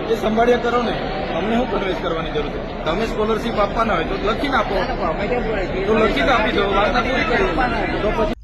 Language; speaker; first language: Gujarati; non-native, local second language; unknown